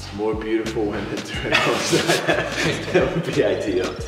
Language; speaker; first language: English; native; English